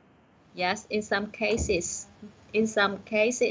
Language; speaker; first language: English; non-native, learner; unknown